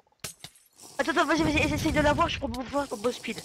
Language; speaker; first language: French; native; French